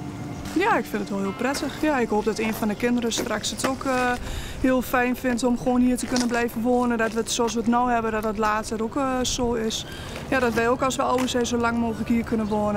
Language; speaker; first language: Dutch; native; Dutch